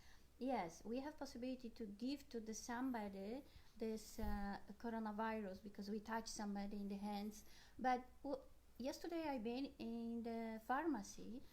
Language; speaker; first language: English; non-native, learner; Polish